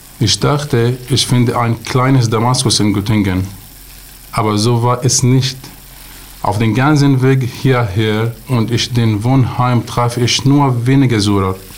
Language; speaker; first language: German; non-native, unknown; Arabic